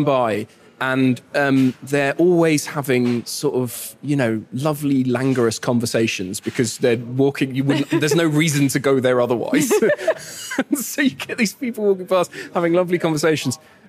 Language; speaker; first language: English; native; English